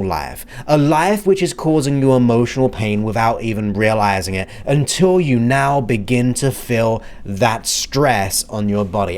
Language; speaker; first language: English; native; English